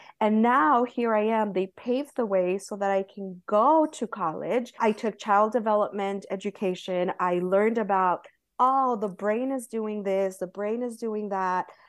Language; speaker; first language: English; early bilingual, other home language; Spanish